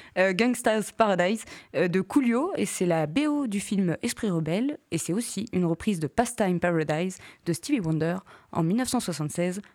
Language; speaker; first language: French; native; French